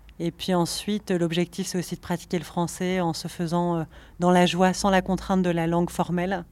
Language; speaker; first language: French; native; French